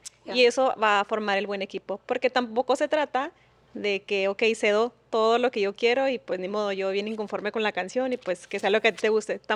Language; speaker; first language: Spanish; native; Spanish